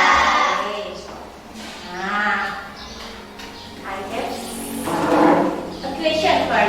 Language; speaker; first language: English; non-native, learner; Indonesian